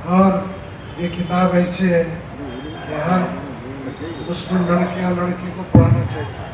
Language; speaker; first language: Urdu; native; Urdu